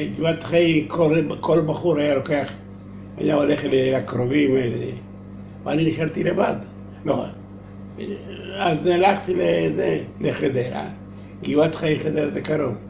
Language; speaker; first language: Hebrew; non-native, learner; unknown